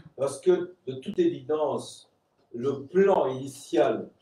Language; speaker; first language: French; non-native, fluent; Romanian